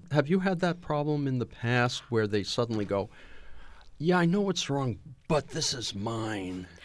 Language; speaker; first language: English; native; English